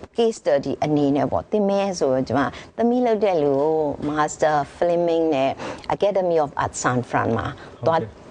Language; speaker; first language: Burmese; native; Burmese